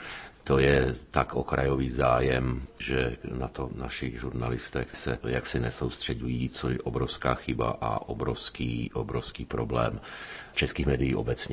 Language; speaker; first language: Czech; native; Czech